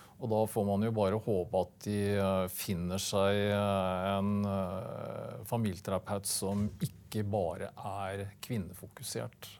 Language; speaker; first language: Norwegian; native; Norwegian